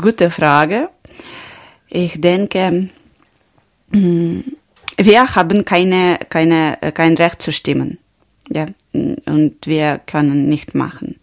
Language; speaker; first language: German; non-native, learner; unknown